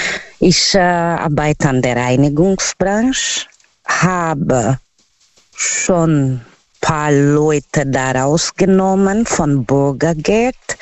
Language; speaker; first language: German; non-native, learner; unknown